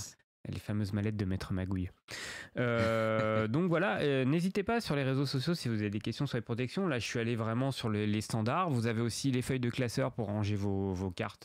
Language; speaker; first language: French; native; French